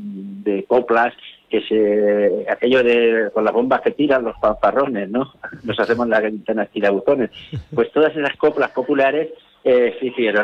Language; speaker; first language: Spanish; native; Spanish